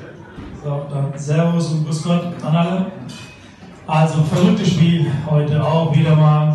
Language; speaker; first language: German; native; German